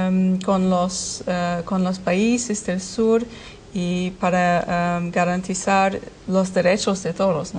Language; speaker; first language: Spanish; non-native, fluent; German